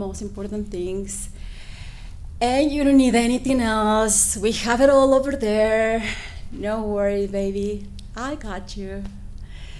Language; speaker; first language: English; non-native, fluent; Spanish